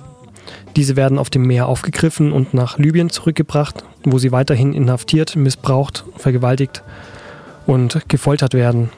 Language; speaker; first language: German; native; German